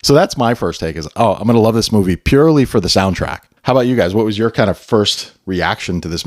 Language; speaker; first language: English; native; English